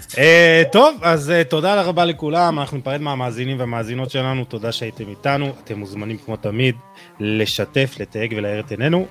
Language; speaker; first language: Hebrew; native; Hebrew